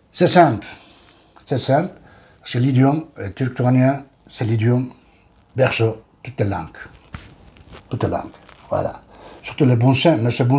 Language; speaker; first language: French; non-native, learner; Turkish